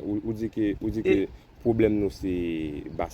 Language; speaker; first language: French; non-native, learner; Haitian Creole